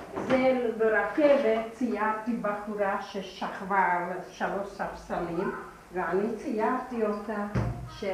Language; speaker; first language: Hebrew; non-native, fluent; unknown